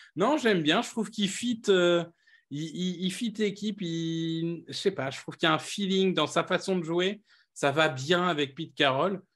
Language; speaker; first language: French; native; French